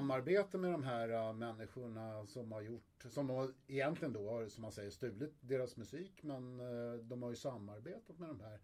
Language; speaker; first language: Swedish; native; Swedish